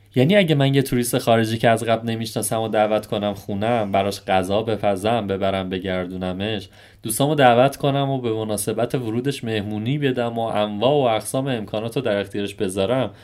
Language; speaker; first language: Persian; native; Persian